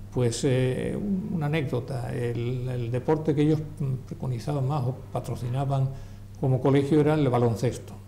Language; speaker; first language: Spanish; native; Spanish